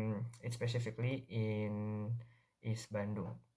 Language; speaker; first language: English; non-native, learner; Indonesian